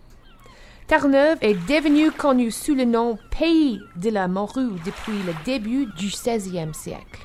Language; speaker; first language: French; non-native, local second language; English